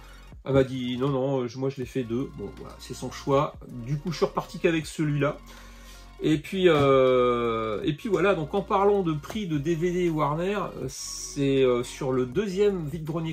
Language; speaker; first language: French; native; French